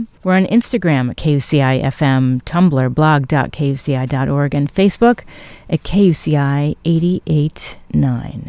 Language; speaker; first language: English; native; English